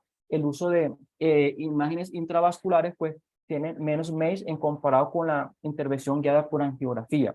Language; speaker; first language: Spanish; native; Spanish